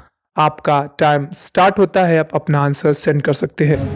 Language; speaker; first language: Hindi; native; Hindi